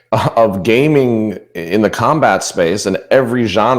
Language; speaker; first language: English; native; English